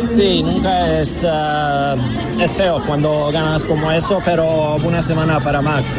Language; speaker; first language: Spanish; non-native, learner; Serbian